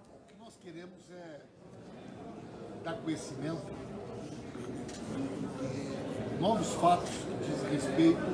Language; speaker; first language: Portuguese; native; Portuguese